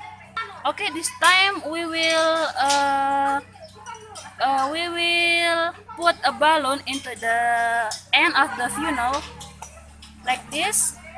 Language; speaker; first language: English; non-native, learner; Indonesian